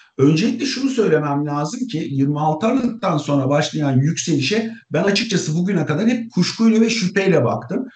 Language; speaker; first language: Turkish; native; Turkish